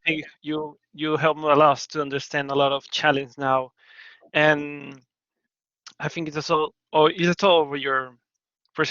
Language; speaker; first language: English; non-native, learner; Spanish